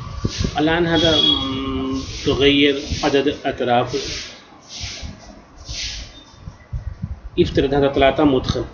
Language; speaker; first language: Arabic; non-native, learner; Urdu